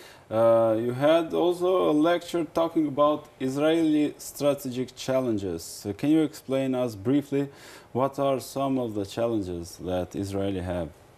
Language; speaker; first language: English; non-native, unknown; Albanian